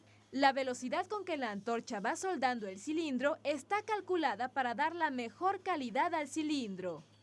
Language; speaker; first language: Spanish; native; Spanish